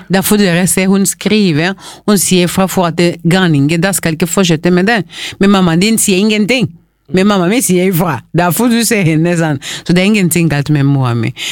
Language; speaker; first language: Norwegian; non-native, fluent; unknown